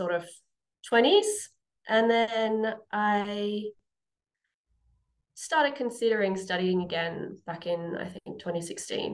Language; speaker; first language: English; native; English